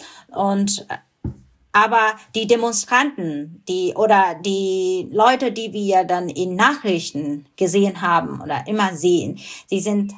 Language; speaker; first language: German; non-native, fluent; Burmese